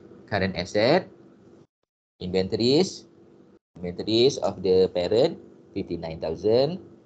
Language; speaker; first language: English; non-native, local second language; Malay